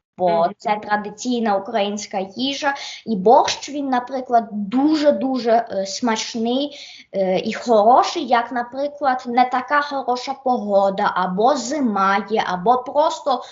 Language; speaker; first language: Ukrainian; early bilingual, heritage; Ukrainian